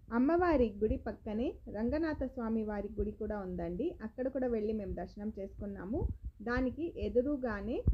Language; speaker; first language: Telugu; non-native, local second language; Kannada